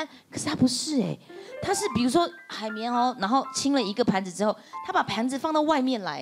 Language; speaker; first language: Chinese; native; Chinese